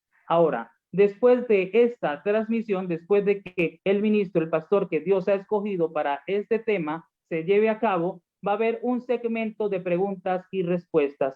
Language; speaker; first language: Spanish; native; Spanish